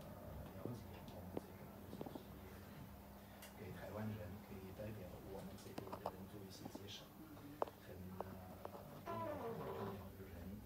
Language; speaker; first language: Chinese; non-native, fluent; Russian